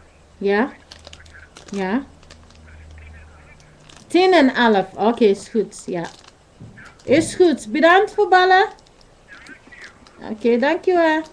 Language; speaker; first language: Dutch; non-native, learner; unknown